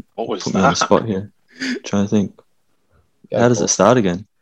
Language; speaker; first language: English; native; English